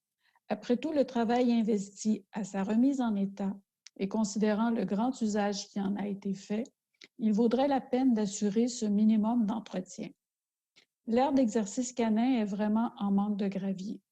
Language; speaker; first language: French; native; French